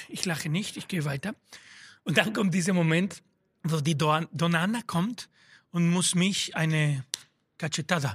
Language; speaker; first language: German; non-native, fluent; Spanish